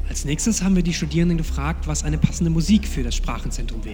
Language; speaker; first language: German; native; German